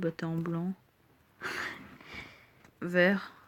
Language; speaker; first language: French; native; French